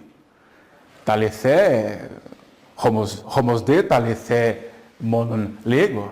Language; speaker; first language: Greek; non-native, fluent; Portuguese